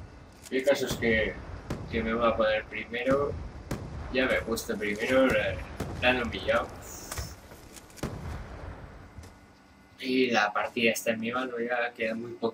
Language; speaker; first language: Spanish; native; Spanish